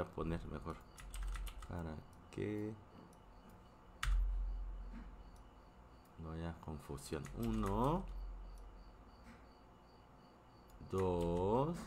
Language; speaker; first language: Spanish; non-native, fluent; Korean